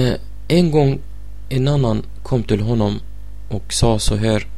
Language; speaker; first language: Swedish; non-native, fluent; Arabic